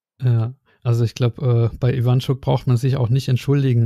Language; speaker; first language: German; native; German